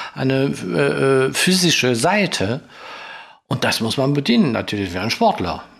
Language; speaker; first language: German; non-native, fluent; French